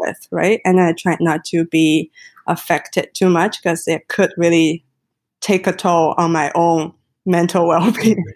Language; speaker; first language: English; non-native, fluent; Chinese